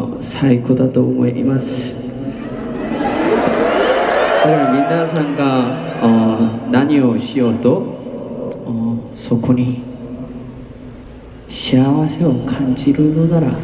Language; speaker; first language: Japanese; non-native, learner; Korean